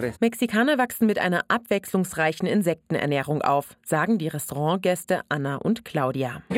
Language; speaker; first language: German; native; German